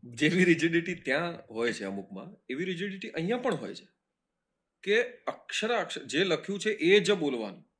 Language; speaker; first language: Gujarati; native; Gujarati